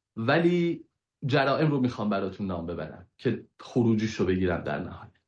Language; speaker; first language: Persian; non-native, local second language; Kurdish